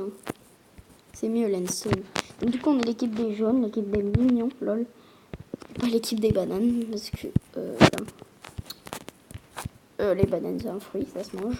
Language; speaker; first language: French; native; French